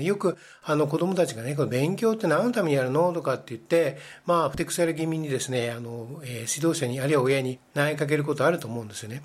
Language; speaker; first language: Japanese; native; Japanese